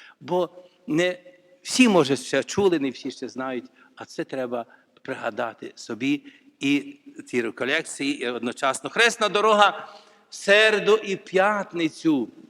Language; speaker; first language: Ukrainian; native; Ukrainian